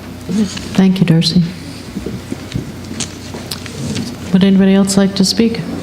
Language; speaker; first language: English; native; English